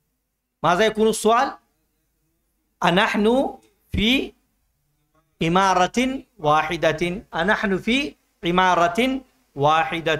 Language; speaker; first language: Arabic; non-native, learner; Urdu